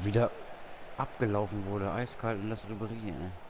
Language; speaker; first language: German; native; German